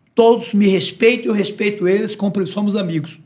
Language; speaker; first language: Portuguese; native; Portuguese